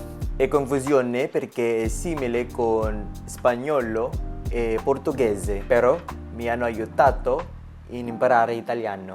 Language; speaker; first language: Italian; non-native, learner; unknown